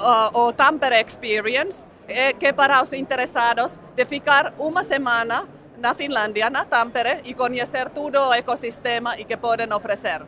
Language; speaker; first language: Portuguese; non-native, fluent; Finnish